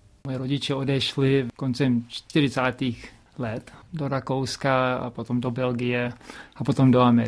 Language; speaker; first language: Czech; early bilingual, heritage; Czech